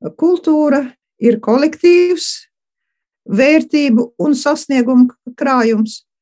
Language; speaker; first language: Latvian; early bilingual, heritage; Latvian